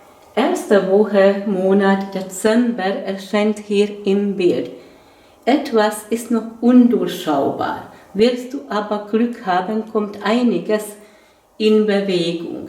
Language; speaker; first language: German; non-native, fluent; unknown